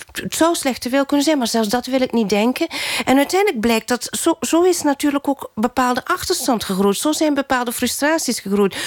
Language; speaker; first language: Dutch; native; Dutch